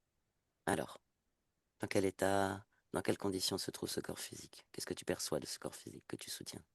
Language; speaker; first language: French; native; French